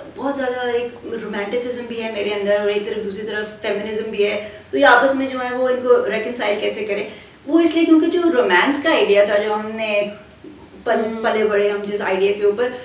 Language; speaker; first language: Urdu; native; Urdu